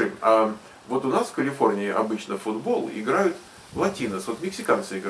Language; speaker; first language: Russian; native; Russian